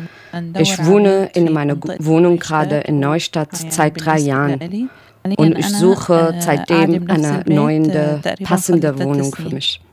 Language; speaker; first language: German; non-native, learner; Arabic